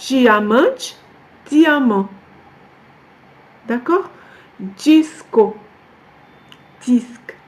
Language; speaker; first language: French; non-native, fluent; Portuguese